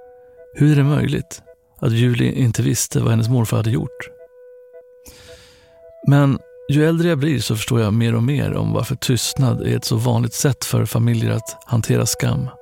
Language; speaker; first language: Swedish; native; Swedish